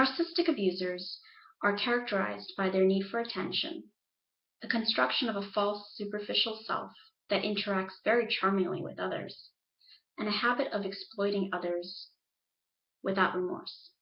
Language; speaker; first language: English; native; English